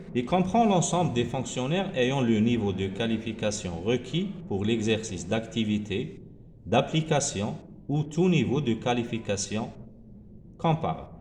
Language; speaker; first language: French; non-native, local second language; Arabic